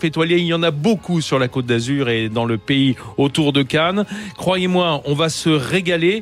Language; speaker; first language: French; native; French